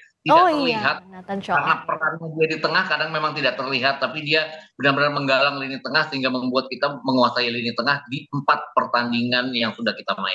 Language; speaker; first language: Indonesian; native; Indonesian